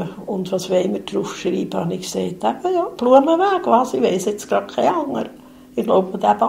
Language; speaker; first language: German; native; German